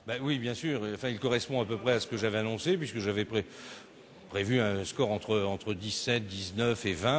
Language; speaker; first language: French; native; French